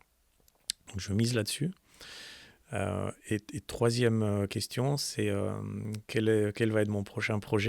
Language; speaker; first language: French; native; French